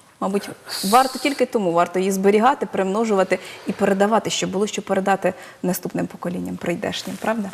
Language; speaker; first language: Ukrainian; native; Ukrainian